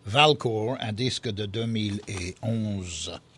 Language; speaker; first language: French; native; French